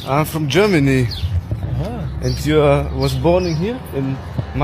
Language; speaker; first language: English; non-native, learner; German